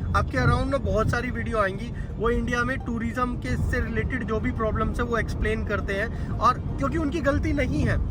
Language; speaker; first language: Hindi; native; Hindi